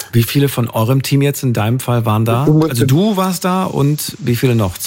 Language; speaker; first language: German; native; German